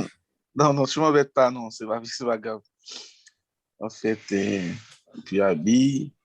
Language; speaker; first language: French; non-native, local second language; Haitian Creole